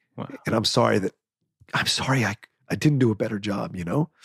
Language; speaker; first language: English; native; English